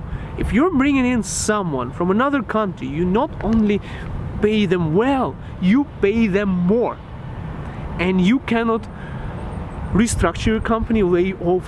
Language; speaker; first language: English; non-native, local second language; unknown